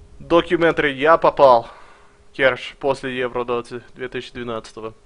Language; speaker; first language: Russian; early bilingual, heritage; Russian